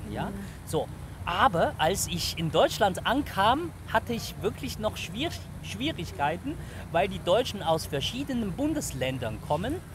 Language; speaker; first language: German; non-native, fluent; Chinese